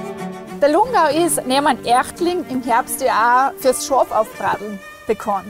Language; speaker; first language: German; native; German